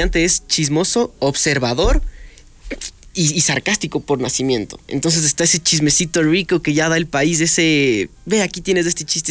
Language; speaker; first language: Spanish; native; Spanish